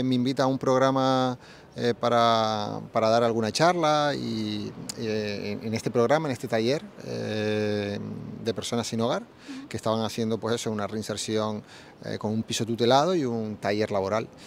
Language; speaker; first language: Spanish; native; Spanish